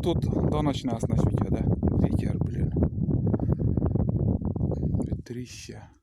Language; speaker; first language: Russian; native; Russian